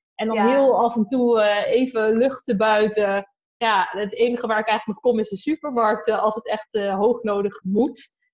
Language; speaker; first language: Dutch; native; Dutch